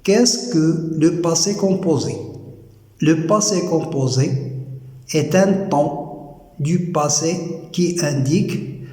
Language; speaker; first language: French; non-native, local second language; Arabic